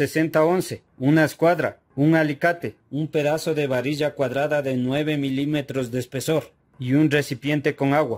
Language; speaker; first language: Spanish; native; Spanish